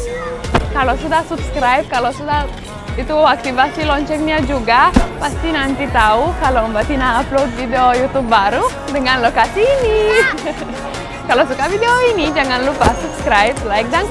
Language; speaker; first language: Indonesian; non-native, fluent; Romanian